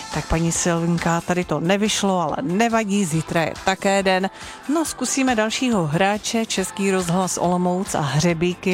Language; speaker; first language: Czech; native; Czech